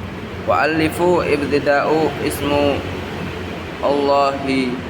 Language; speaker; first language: Arabic; non-native, learner; Indonesian